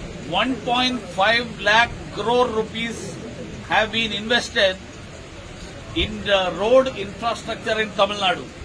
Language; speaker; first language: English; non-native, local second language; Malayalam